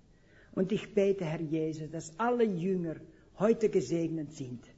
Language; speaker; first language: German; non-native, fluent; Dutch